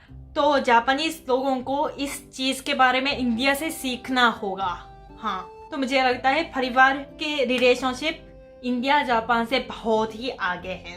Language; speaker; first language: Hindi; non-native, fluent; Japanese